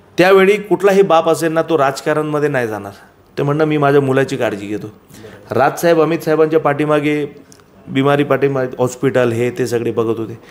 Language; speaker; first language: Marathi; non-native, local second language; Gujarati